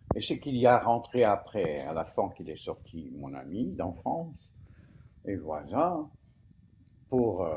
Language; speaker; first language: French; non-native, fluent; Portuguese